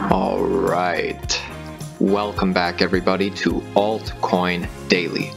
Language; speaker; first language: English; native; English